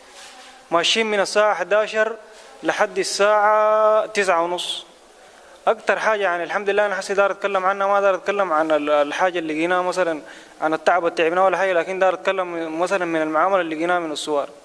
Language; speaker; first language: Arabic; native; Arabic